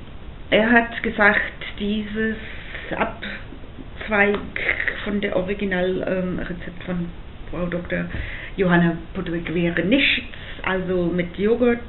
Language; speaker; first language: German; non-native, fluent; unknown